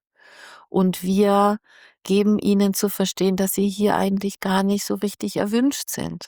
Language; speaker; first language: German; native; German